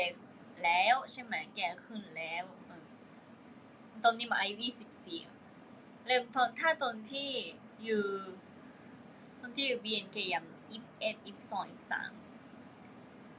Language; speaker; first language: Thai; non-native, fluent; Japanese